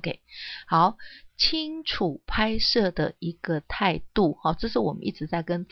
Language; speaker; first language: Chinese; native; Chinese